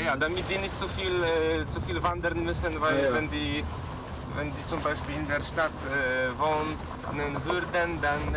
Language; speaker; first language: German; non-native, fluent; Polish